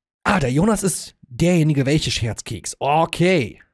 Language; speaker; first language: German; native; German